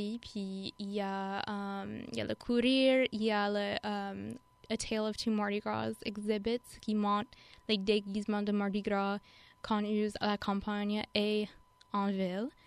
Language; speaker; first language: French; non-native, fluent; English